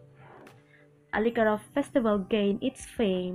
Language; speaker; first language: English; non-native, local second language; Cebuano